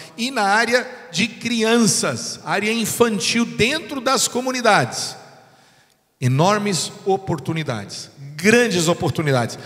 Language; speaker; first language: Portuguese; non-native, fluent; English